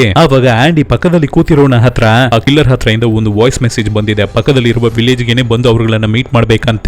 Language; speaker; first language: Kannada; native; Kannada